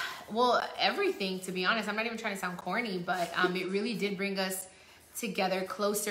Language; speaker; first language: English; early bilingual, other home language; Spanish